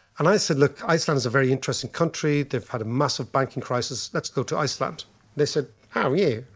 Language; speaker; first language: English; native; English